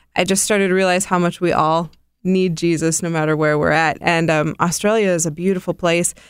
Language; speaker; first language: English; native; English